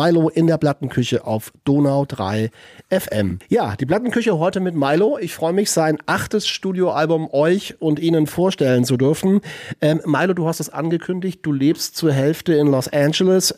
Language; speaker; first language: German; native; German